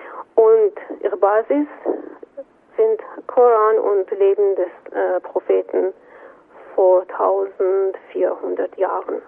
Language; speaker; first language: German; non-native, fluent; Persian